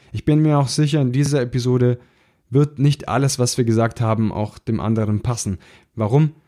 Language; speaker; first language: German; early bilingual, other home language; Italian